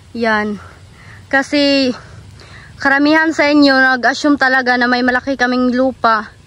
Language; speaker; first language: Filipino; non-native, local second language; Cebuano